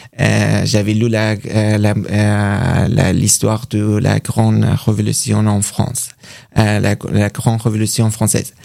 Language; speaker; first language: French; non-native, learner; Persian